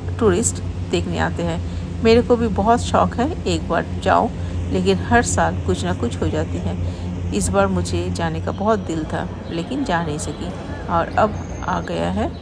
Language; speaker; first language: Hindi; non-native, local second language; Bangla